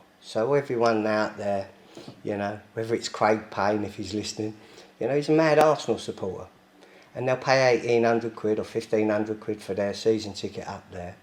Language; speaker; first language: English; native; English